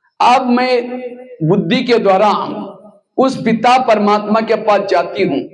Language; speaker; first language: Hindi; non-native, local second language; Marathi